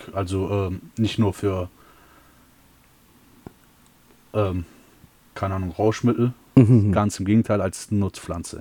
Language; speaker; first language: German; early bilingual, other home language; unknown